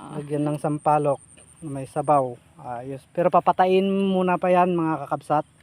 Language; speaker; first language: Filipino; non-native, local second language; Iloko